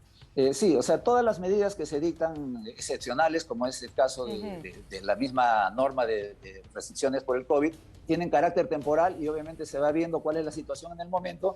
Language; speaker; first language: Spanish; native; Spanish